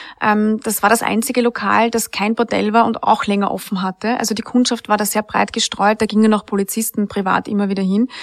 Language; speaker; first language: German; native; German